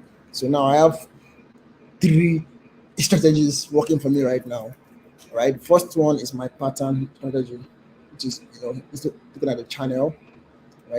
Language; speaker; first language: English; non-native, local second language; Yoruba